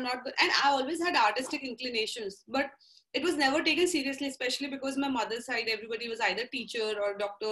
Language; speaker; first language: English; non-native, local second language; Marathi